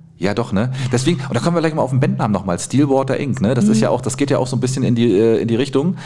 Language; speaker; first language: German; native; German